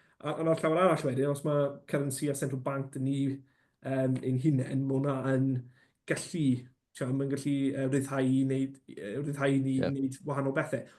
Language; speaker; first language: Welsh; non-native, local second language; English